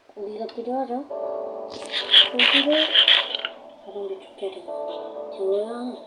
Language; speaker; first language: Korean; native; Korean